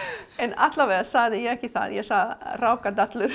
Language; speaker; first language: Icelandic; non-native, fluent; Afrikaans